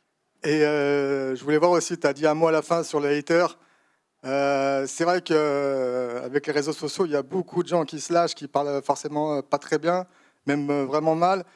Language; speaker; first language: French; native; French